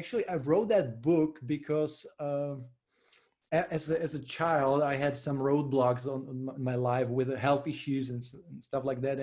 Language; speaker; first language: English; non-native, fluent; Slovak